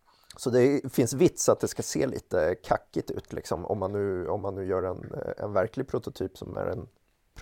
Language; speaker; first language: Swedish; native; Swedish